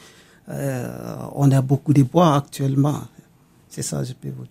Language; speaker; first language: French; non-native, local second language; Bambara